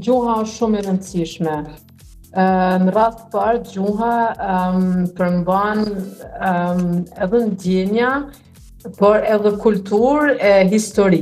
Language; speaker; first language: Albanian; early bilingual, heritage; Albanian